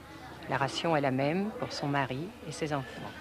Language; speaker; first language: French; native; French